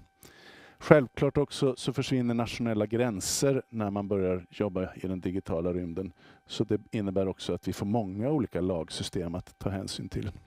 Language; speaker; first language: Swedish; native; Swedish